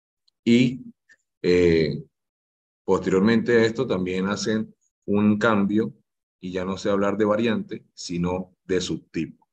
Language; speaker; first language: Spanish; native; Spanish